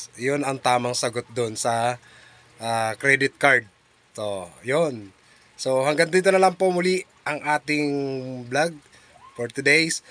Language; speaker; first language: Filipino; native; Filipino